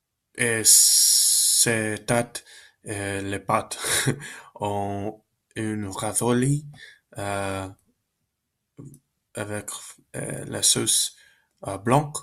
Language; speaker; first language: French; non-native, learner; Spanish